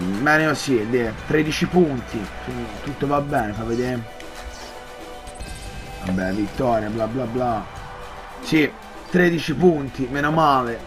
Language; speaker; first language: Italian; native; Italian